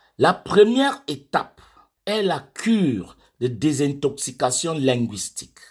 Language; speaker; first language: French; non-native, local second language; English